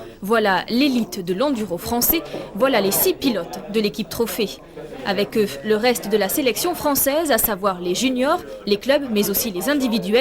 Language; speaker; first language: French; native; French